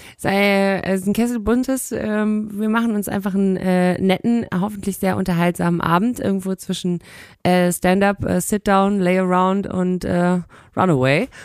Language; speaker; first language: German; native; German